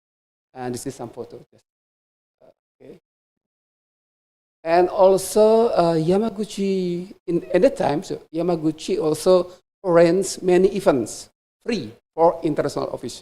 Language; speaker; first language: English; non-native, fluent; Indonesian